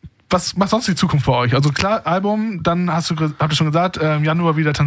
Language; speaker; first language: German; native; German